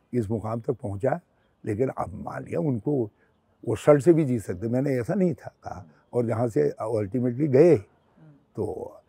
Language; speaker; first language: Hindi; native; Hindi